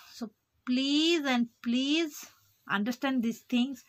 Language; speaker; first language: English; non-native, local second language; Bangla